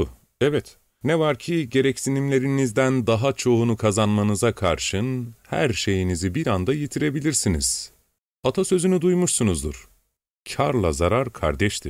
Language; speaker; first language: Turkish; native; Turkish